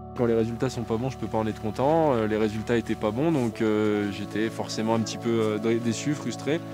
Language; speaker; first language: French; native; French